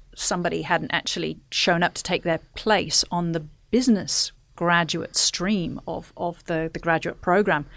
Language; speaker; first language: English; native; English